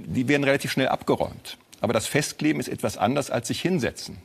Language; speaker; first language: German; native; German